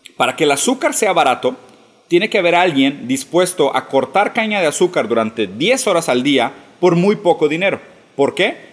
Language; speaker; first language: Spanish; early bilingual, other home language; Portuguese